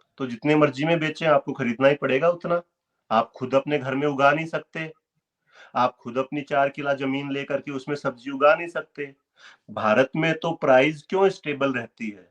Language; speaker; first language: Hindi; native; Hindi